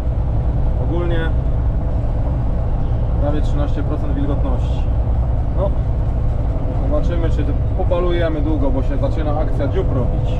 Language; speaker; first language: Polish; native; Polish